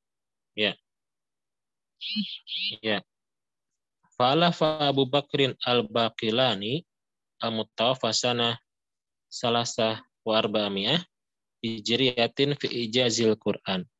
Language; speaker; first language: Arabic; non-native, fluent; Indonesian